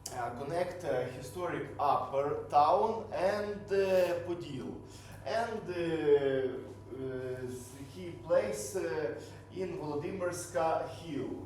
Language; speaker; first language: English; non-native, learner; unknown